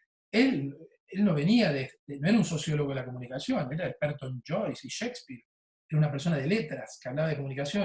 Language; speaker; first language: Spanish; native; Spanish